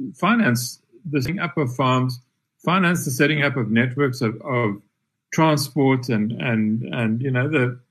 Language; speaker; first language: English; native; English